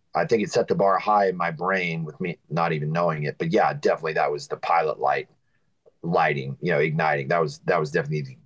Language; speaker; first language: English; native; English